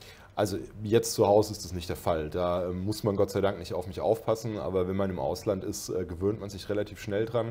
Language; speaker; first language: German; native; German